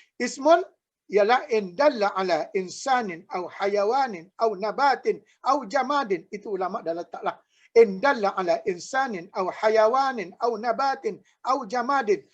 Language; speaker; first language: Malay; native; Malay